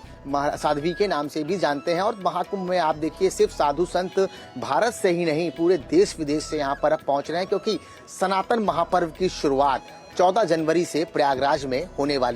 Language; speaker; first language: Hindi; native; Hindi